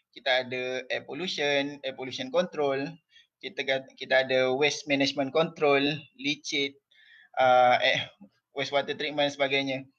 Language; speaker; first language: Malay; native; Malay